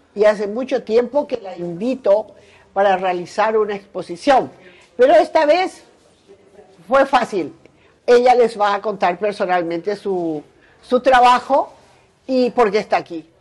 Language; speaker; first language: Spanish; native; Spanish